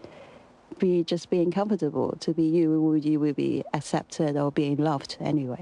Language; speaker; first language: English; non-native, local second language; Cantonese